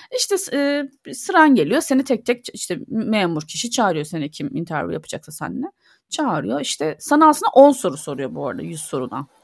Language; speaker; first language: Turkish; native; Turkish